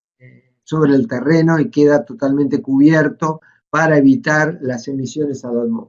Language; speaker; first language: Spanish; native; Spanish